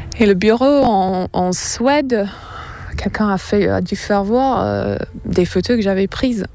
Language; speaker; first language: French; non-native, fluent; English